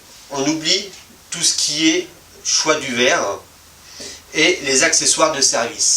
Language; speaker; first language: French; native; French